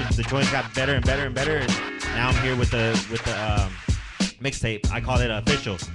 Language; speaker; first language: English; native; English